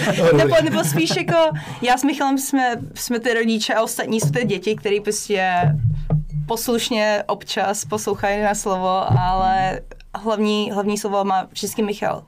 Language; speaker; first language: Czech; non-native, fluent; English